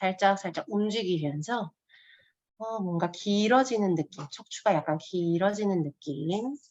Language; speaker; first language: Korean; native; Korean